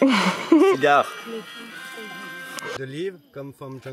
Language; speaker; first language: English; non-native, learner; French